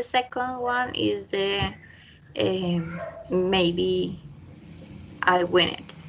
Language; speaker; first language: English; non-native, learner; Spanish